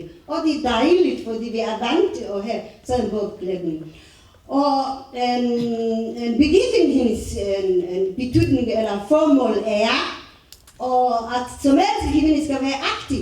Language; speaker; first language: Danish; non-native, fluent; Somali